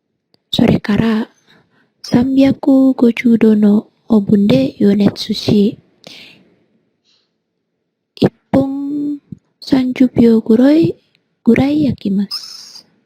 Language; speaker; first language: Japanese; non-native, learner; Indonesian